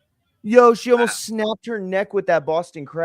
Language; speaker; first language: English; native; English